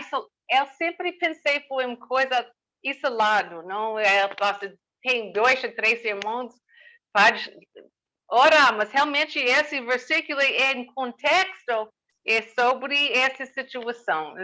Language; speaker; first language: Portuguese; non-native, learner; English